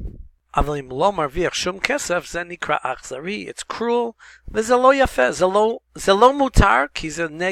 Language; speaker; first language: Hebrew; non-native, fluent; English